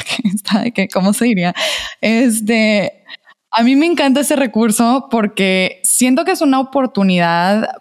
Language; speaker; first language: Spanish; native; Spanish